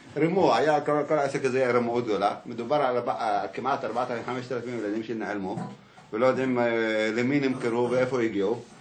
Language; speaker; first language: Hebrew; early bilingual, other home language; Arabic